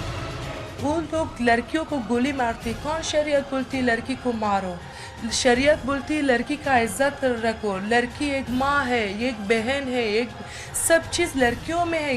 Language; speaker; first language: Hindi; non-native, learner; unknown